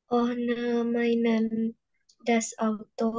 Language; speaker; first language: German; non-native, learner; Indonesian